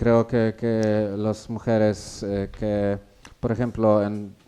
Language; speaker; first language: Spanish; non-native, learner; Polish